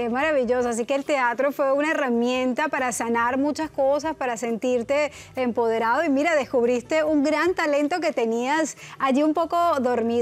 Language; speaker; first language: Spanish; native; Spanish